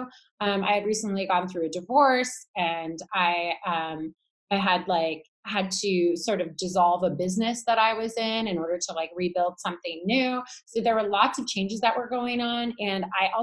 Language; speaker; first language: English; native; English